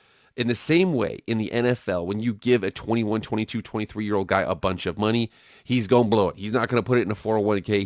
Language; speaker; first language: English; native; English